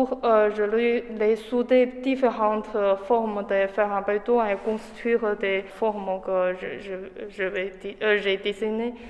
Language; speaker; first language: French; non-native, learner; Chinese